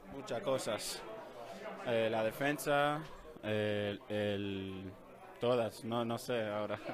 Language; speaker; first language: Spanish; non-native, learner; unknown